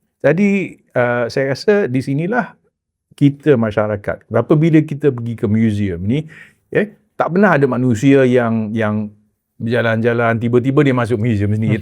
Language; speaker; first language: Malay; early bilingual, heritage; Malay